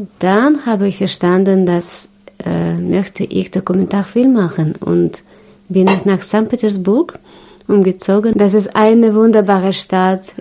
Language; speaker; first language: German; non-native, learner; Russian